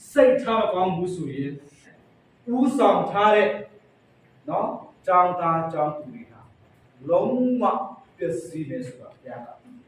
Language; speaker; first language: Burmese; non-native, local second language; Hakha Chin